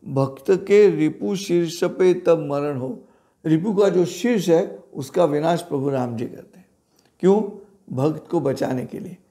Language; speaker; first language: Hindi; non-native, local second language; Marathi